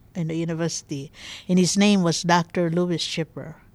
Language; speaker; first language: English; non-native, local second language; Bikol